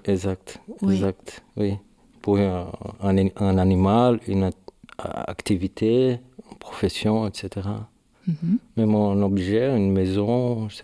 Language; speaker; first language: French; non-native, learner; Portuguese